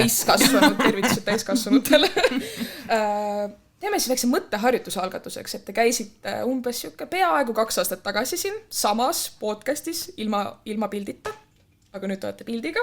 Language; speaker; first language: Estonian; native; Estonian